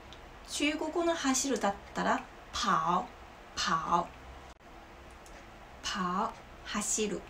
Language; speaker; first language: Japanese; non-native, learner; Chinese